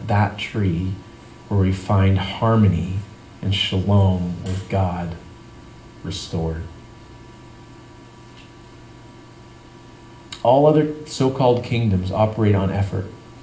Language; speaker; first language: English; native; English